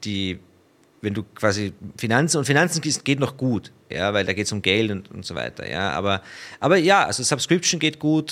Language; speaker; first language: German; native; German